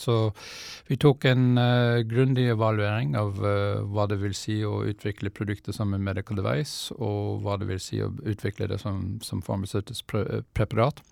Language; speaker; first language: Norwegian; non-native, fluent; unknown